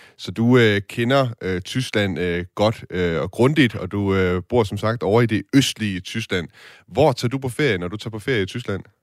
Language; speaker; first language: Danish; native; Danish